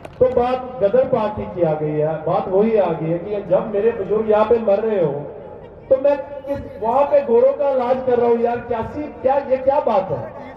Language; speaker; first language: Hindi; non-native, local second language; Punjabi